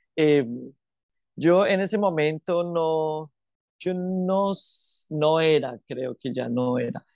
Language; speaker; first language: Spanish; native; Spanish